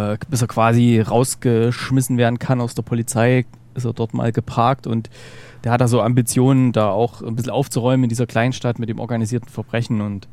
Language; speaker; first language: German; native; German